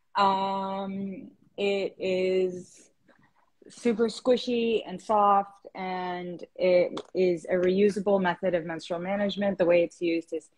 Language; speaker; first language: English; non-native, fluent; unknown